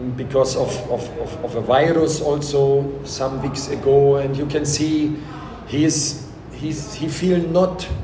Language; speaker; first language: English; non-native, fluent; German